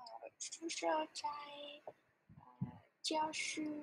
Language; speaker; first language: Chinese; non-native, learner; Vietnamese